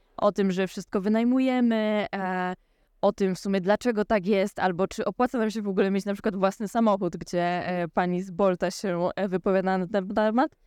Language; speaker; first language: Polish; native; Polish